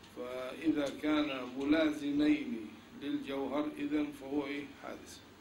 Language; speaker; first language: Arabic; native; Arabic